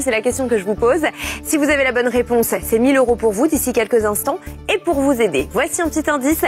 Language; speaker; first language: French; native; French